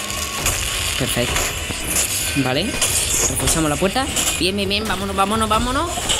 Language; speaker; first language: Spanish; native; Spanish